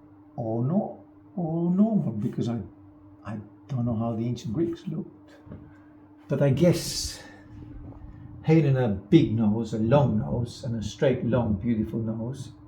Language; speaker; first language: English; non-native, fluent; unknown